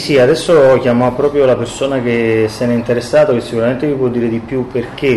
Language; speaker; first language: Italian; native; Italian